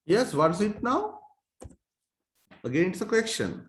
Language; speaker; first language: English; non-native, local second language; Sinhala